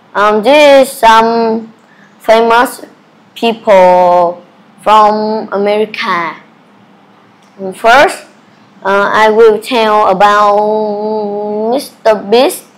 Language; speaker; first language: English; non-native, learner; Vietnamese